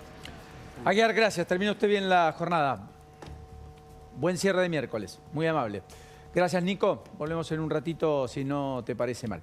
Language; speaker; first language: Spanish; native; Spanish